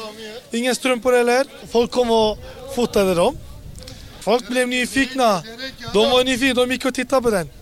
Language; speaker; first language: Swedish; non-native, learner; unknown